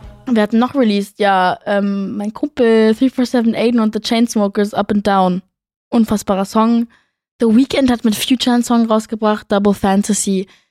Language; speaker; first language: German; native; German